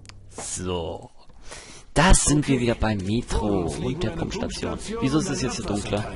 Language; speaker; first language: German; native; German